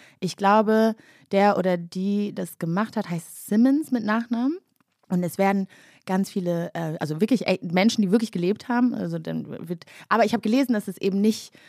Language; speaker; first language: German; early bilingual, other home language; Kinyarwanda